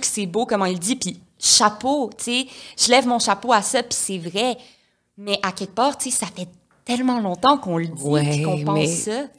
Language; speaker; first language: French; native; French